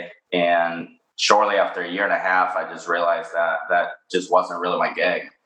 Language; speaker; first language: English; non-native, fluent; Spanish